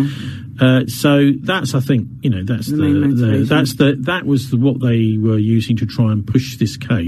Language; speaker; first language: English; native; English